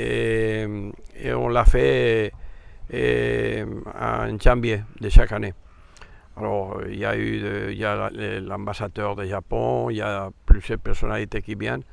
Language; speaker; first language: French; non-native, fluent; Spanish